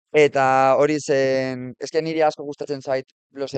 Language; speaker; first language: Basque; non-native, local second language; Spanish